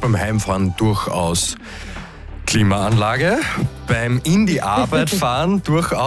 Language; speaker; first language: German; native; German